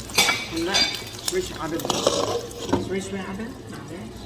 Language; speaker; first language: Arabic; native; Arabic